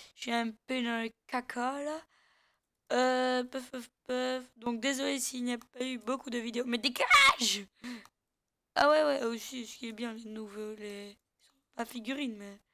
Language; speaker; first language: French; native; French